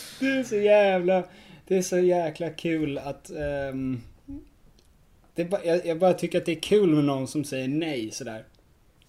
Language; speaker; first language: Swedish; native; Swedish